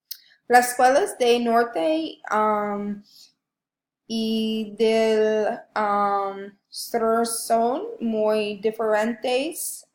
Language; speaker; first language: Spanish; non-native, learner; English